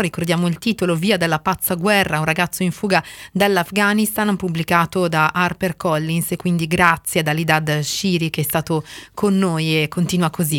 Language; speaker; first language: Italian; native; Italian